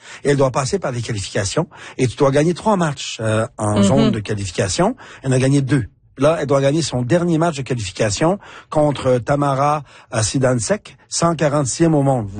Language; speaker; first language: French; native; French